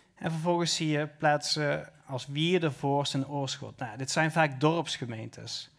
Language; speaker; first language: Dutch; native; Dutch